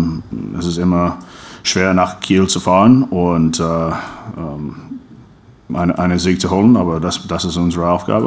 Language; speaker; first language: German; non-native, fluent; English